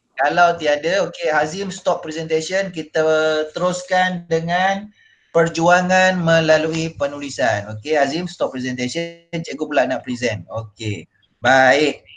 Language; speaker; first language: Malay; native; Malay